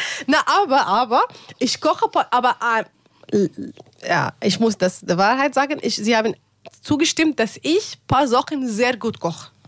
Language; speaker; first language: German; non-native, learner; Arabic